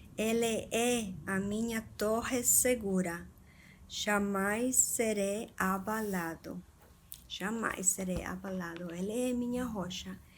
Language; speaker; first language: Portuguese; non-native, fluent; Spanish